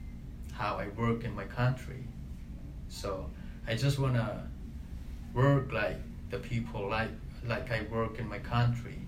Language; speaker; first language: English; non-native, learner; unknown